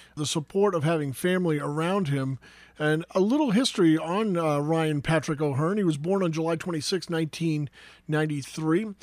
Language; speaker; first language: English; native; English